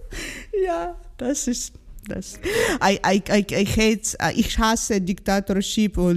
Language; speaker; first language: German; non-native, learner; Ukrainian